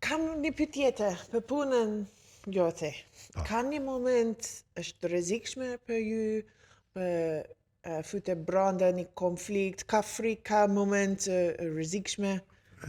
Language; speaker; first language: Albanian; non-native, learner; English